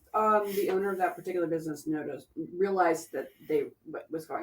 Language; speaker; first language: English; native; English